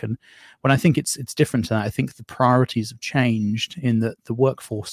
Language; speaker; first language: English; native; English